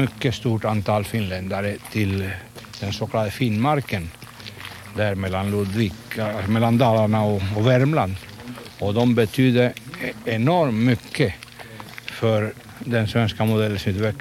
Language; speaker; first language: Swedish; non-native, fluent; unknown